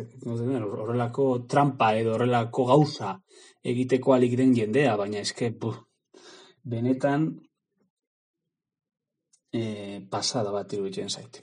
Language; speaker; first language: Basque; non-native, learner; Spanish